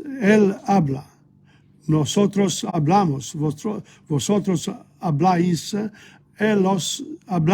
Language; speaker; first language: Spanish; non-native, fluent; English